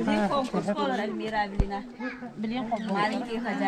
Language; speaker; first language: Russian; non-native, local second language; Yakut